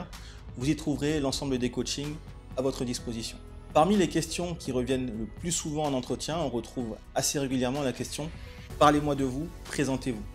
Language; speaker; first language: French; native; French